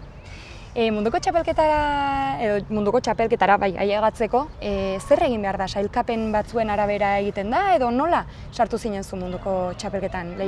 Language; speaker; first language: Basque; native; Basque